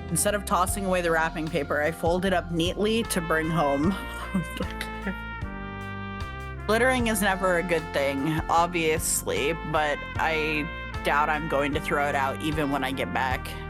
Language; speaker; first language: English; native; English